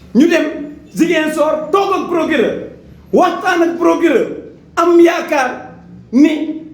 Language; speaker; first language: Wolof; non-native, local second language; Jola-Fonyi